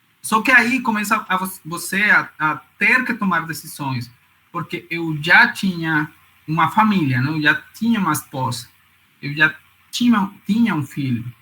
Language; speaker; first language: Portuguese; non-native, fluent; Spanish